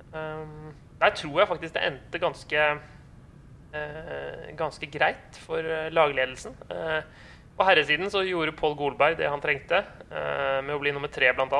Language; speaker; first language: Norwegian; native; Norwegian